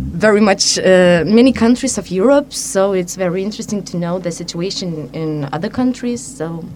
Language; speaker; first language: English; non-native, fluent; Lithuanian